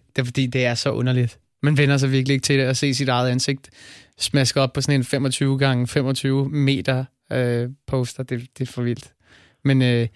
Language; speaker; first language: Danish; native; Danish